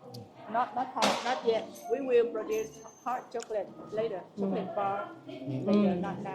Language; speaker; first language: English; non-native, learner; Vietnamese